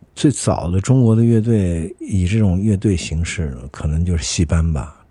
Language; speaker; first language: Chinese; native; Chinese